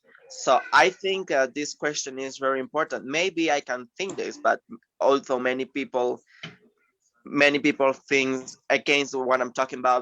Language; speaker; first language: English; non-native, fluent; Spanish